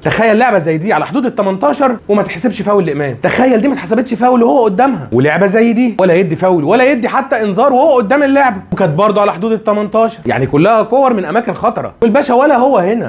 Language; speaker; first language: Arabic; native; Arabic